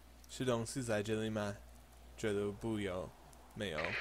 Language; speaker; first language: Chinese; non-native, learner; English